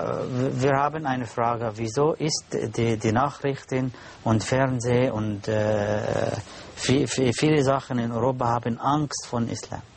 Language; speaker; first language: German; non-native, learner; Arabic